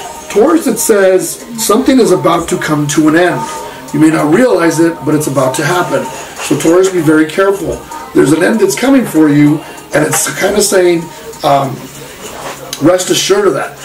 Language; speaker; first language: English; early bilingual, other home language; Spanish